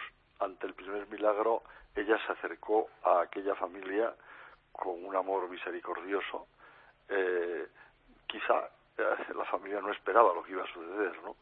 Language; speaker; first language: Spanish; native; Spanish